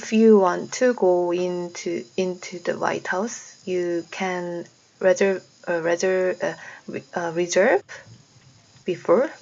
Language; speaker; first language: English; non-native, learner; Korean